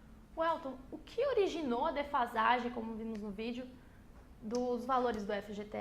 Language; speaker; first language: Portuguese; native; Portuguese